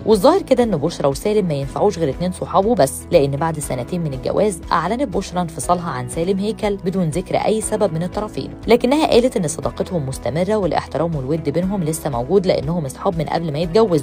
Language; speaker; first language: Arabic; native; Arabic